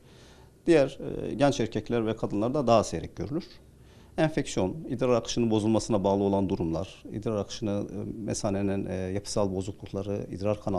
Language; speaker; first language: Turkish; native; Turkish